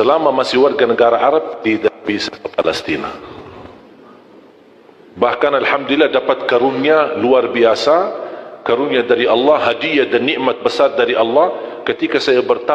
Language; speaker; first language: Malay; non-native, fluent; Arabic